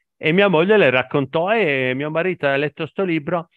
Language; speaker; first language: Italian; native; Italian